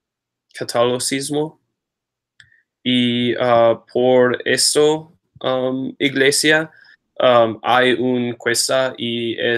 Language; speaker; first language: Spanish; non-native, learner; English